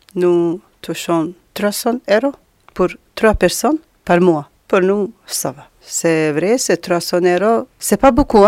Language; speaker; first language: French; non-native, learner; Albanian